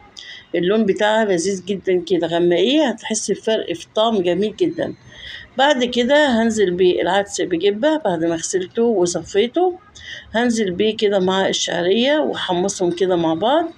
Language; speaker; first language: Arabic; native; Arabic